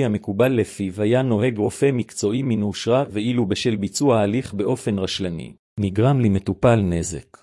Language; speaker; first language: Hebrew; native; Hebrew